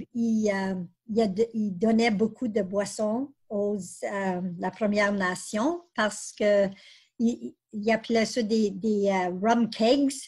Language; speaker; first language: French; native; French